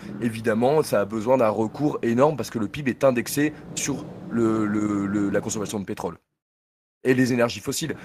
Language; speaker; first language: French; native; French